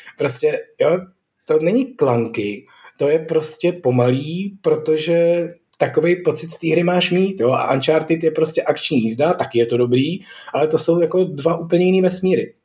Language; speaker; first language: Czech; native; Czech